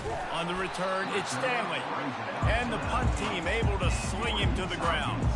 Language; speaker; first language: English; native; English